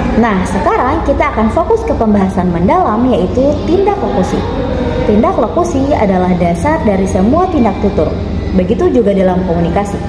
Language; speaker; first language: Indonesian; native; Indonesian